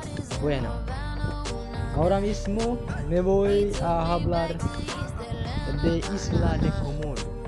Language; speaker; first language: Spanish; non-native, learner; Indonesian